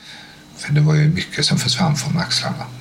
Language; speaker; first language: Swedish; native; Swedish